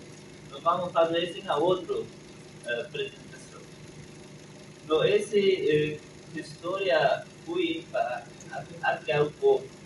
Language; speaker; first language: Portuguese; non-native, learner; Persian